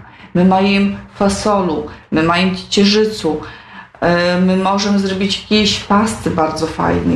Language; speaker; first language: Polish; non-native, local second language; Ukrainian